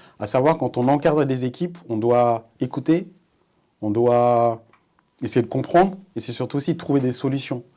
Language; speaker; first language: French; early bilingual, other home language; Wolof